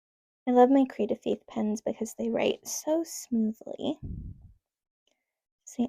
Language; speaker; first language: English; native; English